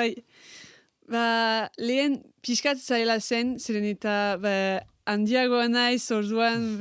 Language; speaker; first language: Basque; non-native, local second language; French